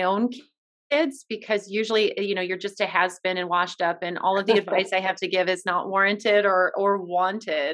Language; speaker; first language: English; native; English